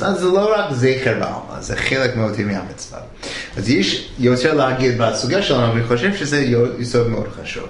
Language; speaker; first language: Hebrew; non-native, fluent; English